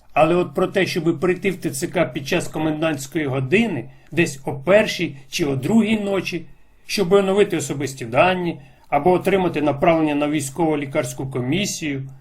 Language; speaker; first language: Ukrainian; non-native, local second language; Russian